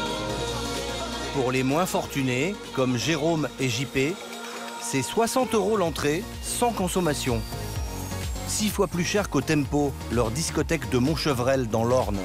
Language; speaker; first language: French; native; French